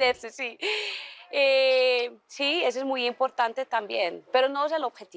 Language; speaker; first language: Spanish; non-native, learner; Dutch